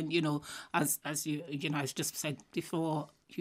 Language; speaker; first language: English; non-native, local second language; Igbo